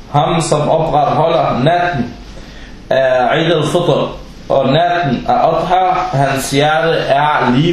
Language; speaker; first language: Danish; non-native, fluent; Arabic